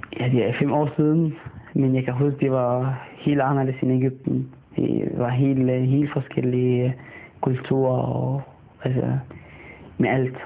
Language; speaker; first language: Danish; non-native, fluent; Arabic